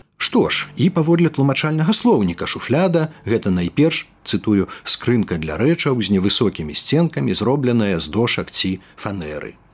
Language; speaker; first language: Belarusian; native; Belarusian